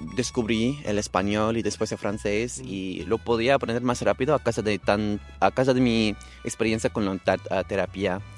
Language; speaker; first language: Spanish; non-native, fluent; English